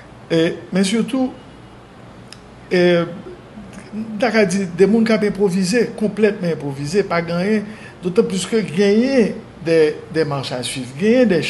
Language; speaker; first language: French; non-native, local second language; Haitian Creole